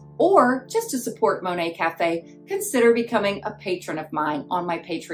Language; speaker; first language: English; native; English